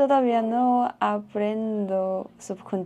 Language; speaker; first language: Spanish; non-native, learner; Korean